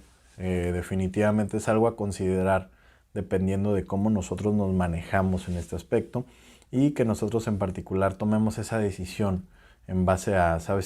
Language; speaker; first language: Spanish; native; Spanish